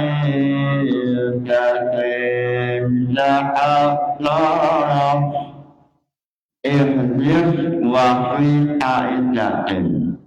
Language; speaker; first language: Arabic; non-native, fluent; Indonesian